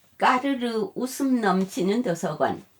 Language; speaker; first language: Korean; native; Korean